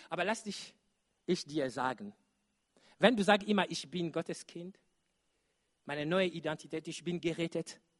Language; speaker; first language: German; non-native, fluent; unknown